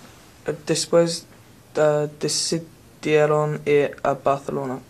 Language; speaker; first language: Spanish; non-native, learner; English